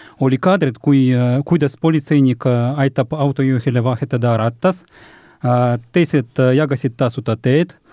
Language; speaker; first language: Estonian; non-native, local second language; Russian